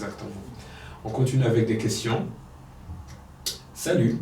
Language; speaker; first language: French; non-native, fluent; Polish